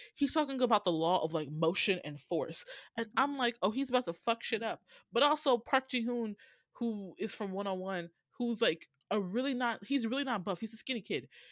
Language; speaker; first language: English; native; English